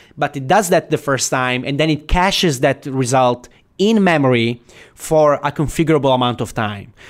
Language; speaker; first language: English; non-native, fluent; Italian